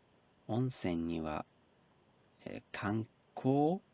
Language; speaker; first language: Japanese; non-native, learner; English